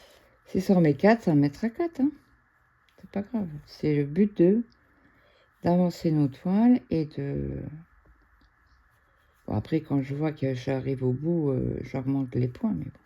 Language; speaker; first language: French; native; French